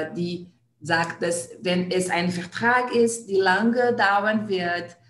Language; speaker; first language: German; non-native, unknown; Portuguese